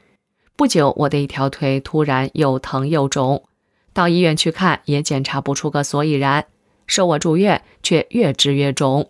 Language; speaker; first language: Chinese; native; Chinese